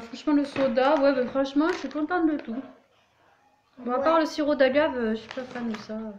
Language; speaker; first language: French; native; French